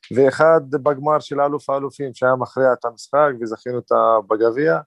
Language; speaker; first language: Hebrew; non-native, local second language; Arabic